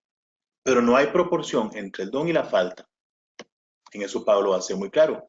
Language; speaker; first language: Spanish; native; Spanish